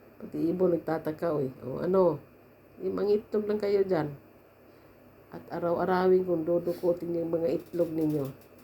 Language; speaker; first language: Filipino; native; Filipino